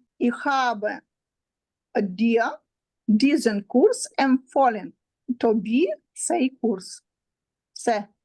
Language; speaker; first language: German; non-native, learner; Ukrainian